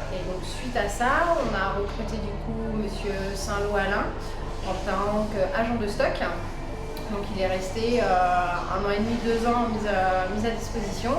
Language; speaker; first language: French; native; French